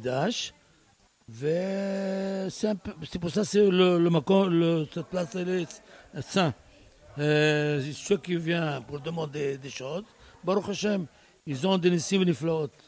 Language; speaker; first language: French; non-native, learner; Arabic